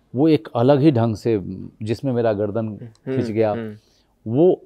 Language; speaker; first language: Hindi; native; Hindi